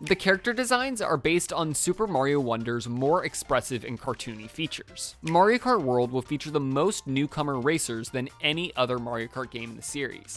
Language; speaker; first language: English; native; English